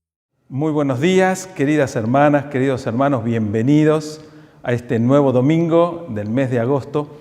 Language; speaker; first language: Spanish; native; Spanish